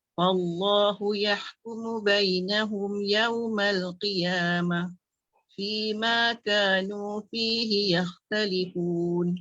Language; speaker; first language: Arabic; non-native, learner; Malay